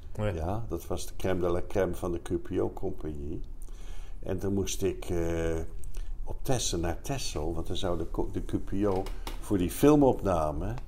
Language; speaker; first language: Dutch; native; Dutch